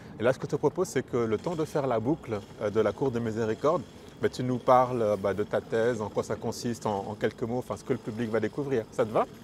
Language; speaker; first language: French; native; French